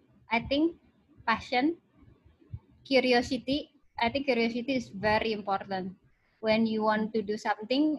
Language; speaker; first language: English; non-native, local second language; Indonesian